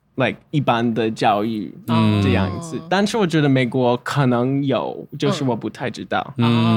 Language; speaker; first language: Chinese; non-native, learner; English